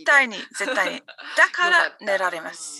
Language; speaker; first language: Japanese; non-native, learner; English